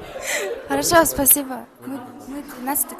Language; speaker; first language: Russian; non-native, fluent; Mongolian